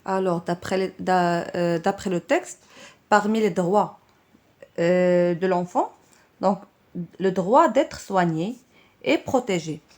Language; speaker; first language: French; non-native, local second language; Arabic